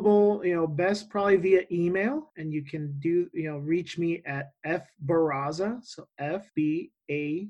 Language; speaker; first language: English; non-native, fluent; Spanish